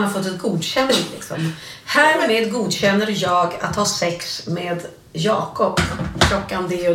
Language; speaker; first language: Swedish; native; Swedish